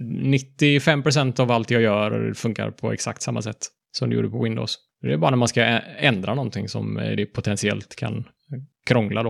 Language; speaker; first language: Swedish; native; Swedish